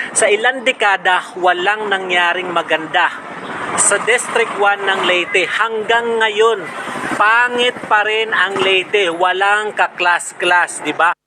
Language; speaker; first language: Filipino; non-native, local second language; Waray